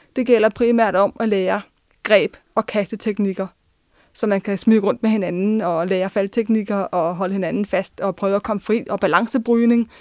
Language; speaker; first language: Danish; early bilingual, other home language; Turkish